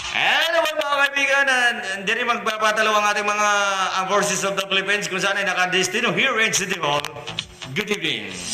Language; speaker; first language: Filipino; non-native, local second language; Maranao